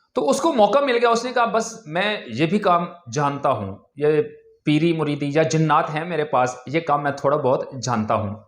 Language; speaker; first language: Urdu; non-native, local second language; Punjabi